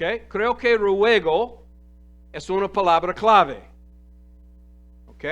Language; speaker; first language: Spanish; non-native, fluent; English